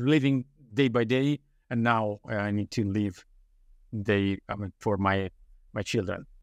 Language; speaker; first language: English; non-native, learner; Italian